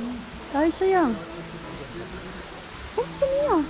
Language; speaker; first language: German; non-native, local second language; French